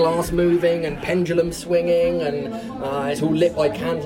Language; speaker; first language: English; native; English